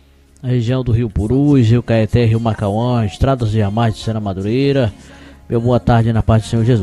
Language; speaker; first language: Portuguese; native; Portuguese